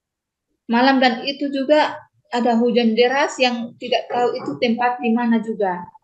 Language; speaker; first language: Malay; non-native, local second language; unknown